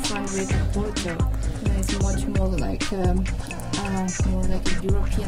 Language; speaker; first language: English; non-native, learner; Korean